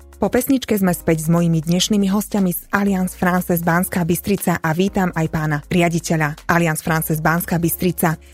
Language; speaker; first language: Slovak; native; Slovak